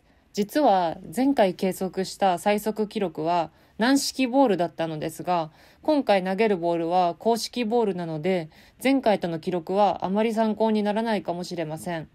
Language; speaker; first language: Japanese; native; Japanese